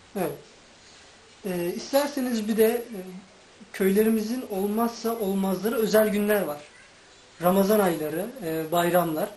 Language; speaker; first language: Turkish; native; Turkish